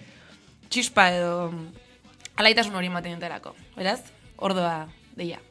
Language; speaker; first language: Basque; native; Basque